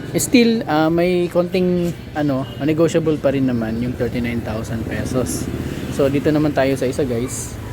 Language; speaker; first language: Filipino; non-native, local second language; Cebuano